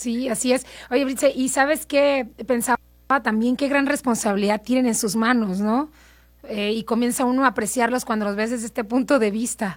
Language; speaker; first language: Spanish; native; Spanish